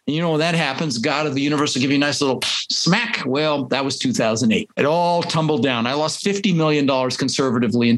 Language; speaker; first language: English; early bilingual, other home language; Dutch